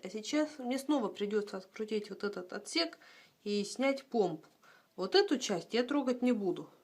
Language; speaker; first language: Russian; native; Russian